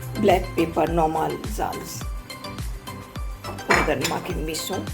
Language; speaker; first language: German; non-native, learner; Hindi